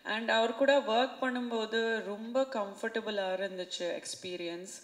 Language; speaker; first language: Tamil; non-native, fluent; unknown